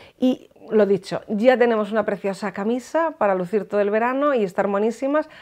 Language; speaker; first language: Spanish; native; Spanish